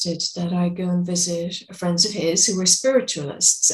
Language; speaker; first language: English; native; English